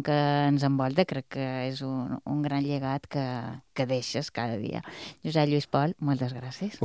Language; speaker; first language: Catalan; native; Catalan